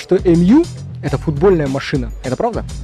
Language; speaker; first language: Russian; native; Russian